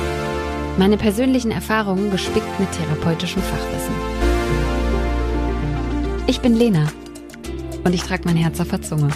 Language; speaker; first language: German; native; German